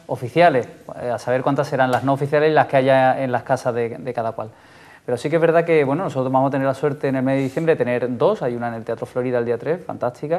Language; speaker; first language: Spanish; native; Spanish